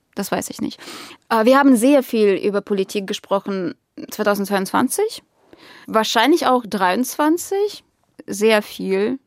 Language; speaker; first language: German; non-native, fluent; Russian